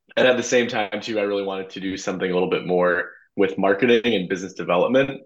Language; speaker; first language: English; native; English